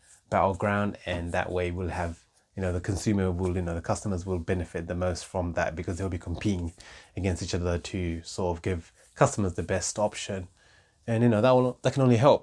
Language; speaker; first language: English; native; English